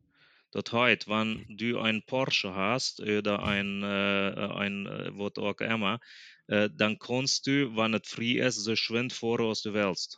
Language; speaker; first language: German; early bilingual, other home language; Plautdietsch